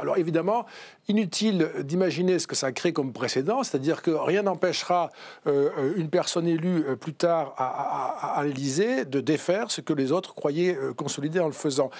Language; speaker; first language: French; native; French